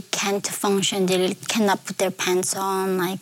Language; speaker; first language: English; non-native, fluent; Korean